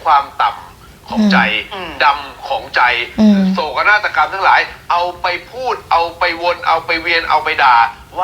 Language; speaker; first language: Thai; native; Thai